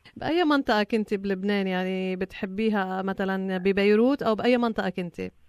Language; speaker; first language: Arabic; native; Arabic